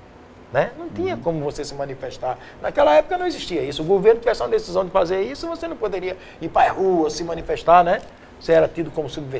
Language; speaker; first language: Portuguese; native; Portuguese